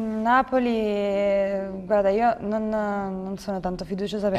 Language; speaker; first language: Italian; native; Italian